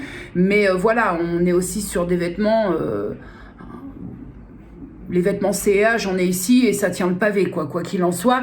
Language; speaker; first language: French; native; French